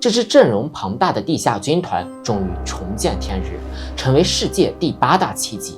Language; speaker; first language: Chinese; native; Chinese